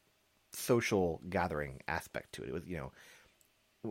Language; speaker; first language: English; native; English